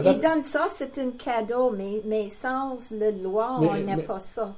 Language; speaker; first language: French; non-native, learner; English